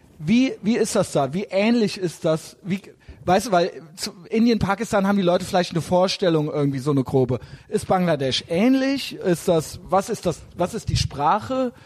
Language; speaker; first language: German; native; German